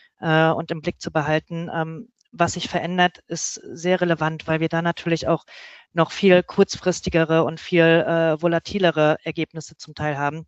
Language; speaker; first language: German; native; German